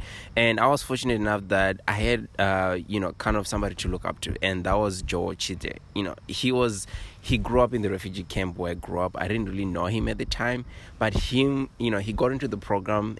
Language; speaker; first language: English; non-native, local second language; Kinyarwanda